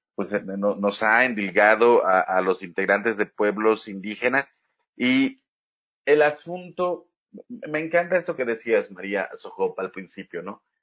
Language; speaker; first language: Spanish; native; Spanish